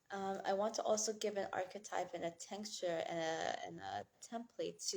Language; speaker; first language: English; native; English